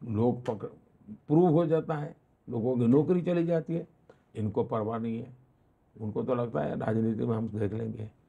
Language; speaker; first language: Hindi; non-native, local second language; Gujarati